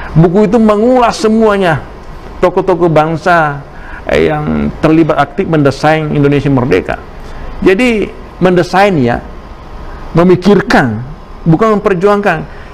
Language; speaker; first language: Indonesian; native; Indonesian